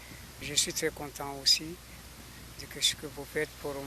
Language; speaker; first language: French; non-native, local second language; Malagasy